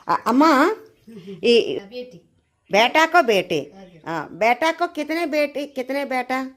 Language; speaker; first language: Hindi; non-native, learner; Telugu